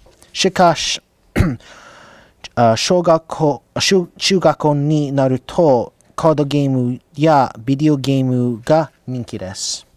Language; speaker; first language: Japanese; non-native, learner; English